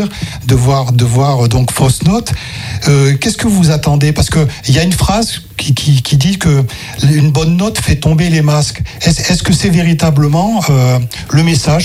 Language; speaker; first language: French; native; French